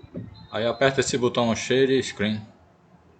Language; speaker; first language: Portuguese; native; Portuguese